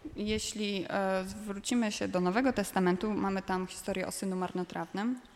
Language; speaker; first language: Polish; native; Polish